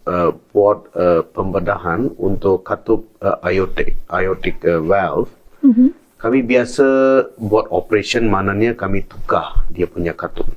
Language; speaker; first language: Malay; non-native, local second language; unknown